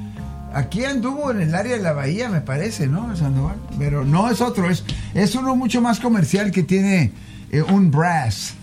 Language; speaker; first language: Spanish; native; Spanish